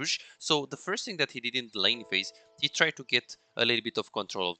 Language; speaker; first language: English; non-native, fluent; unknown